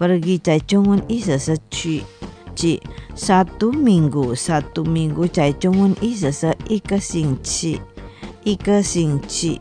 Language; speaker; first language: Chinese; non-native, local second language; Indonesian